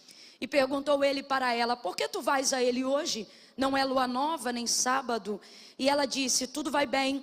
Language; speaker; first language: Portuguese; native; Portuguese